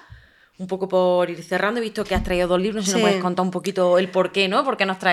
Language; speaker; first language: Spanish; native; Spanish